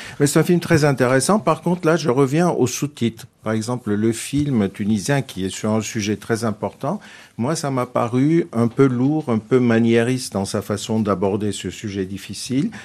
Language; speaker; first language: French; non-native, fluent; Turkish